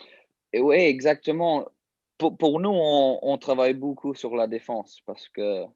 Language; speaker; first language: French; early bilingual, heritage; English